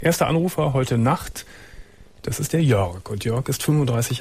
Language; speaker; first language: German; native; German